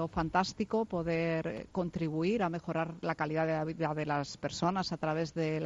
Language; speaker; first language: Spanish; native; Spanish